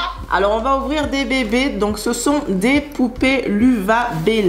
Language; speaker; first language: French; native; French